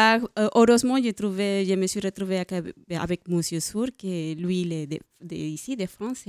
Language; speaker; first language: French; non-native, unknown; Spanish